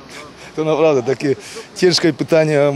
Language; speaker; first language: Polish; non-native, fluent; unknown